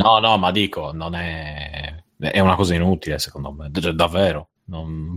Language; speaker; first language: Italian; native; Italian